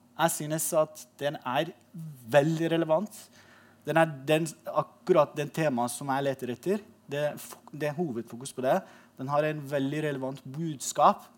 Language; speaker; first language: Norwegian; non-native, fluent; Persian